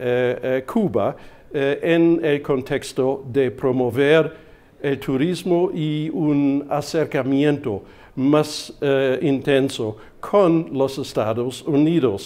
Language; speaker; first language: Spanish; non-native, fluent; German